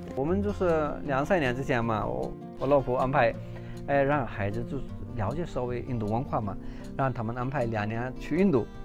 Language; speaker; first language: Chinese; non-native, fluent; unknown